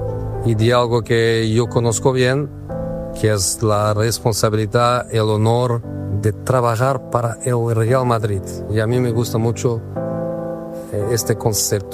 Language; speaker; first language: Spanish; non-native, fluent; Portuguese